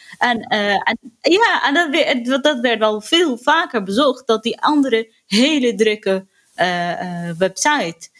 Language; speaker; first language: Dutch; non-native, fluent; Arabic